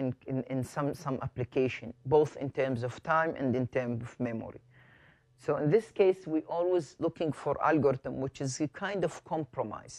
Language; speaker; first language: English; non-native, fluent; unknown